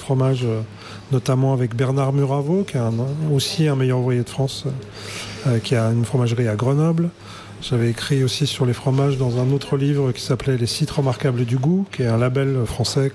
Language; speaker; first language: French; native; French